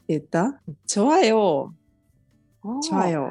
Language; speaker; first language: Korean; non-native, learner; Japanese